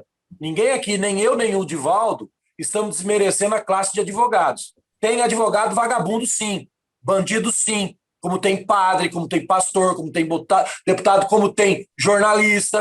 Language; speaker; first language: Portuguese; native; Portuguese